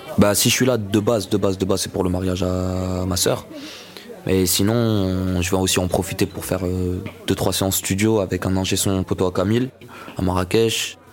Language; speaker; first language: French; non-native, local second language; Arabic